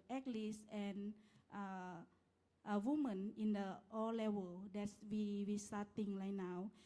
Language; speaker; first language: English; non-native, learner; Lao